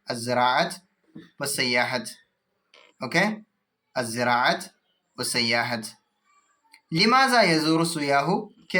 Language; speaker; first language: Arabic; non-native, learner; Malayalam